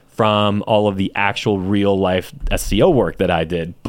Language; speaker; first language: English; native; English